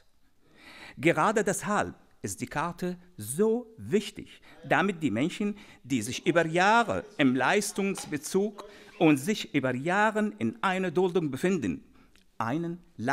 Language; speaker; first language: German; non-native, fluent; Arabic